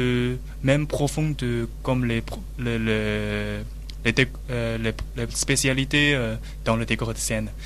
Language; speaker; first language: French; non-native, learner; Chinese